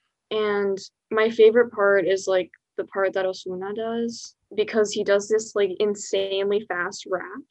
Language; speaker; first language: English; early bilingual, other home language; Spanish